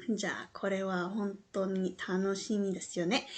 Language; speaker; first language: Japanese; non-native, learner; English